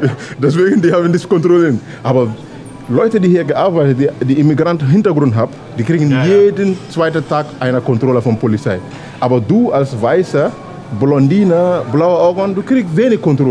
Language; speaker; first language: German; non-native, learner; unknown